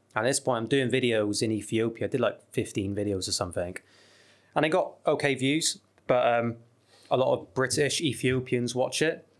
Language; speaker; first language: English; native; English